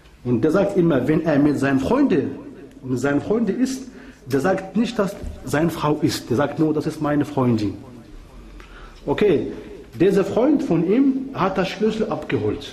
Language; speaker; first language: German; non-native, fluent; Arabic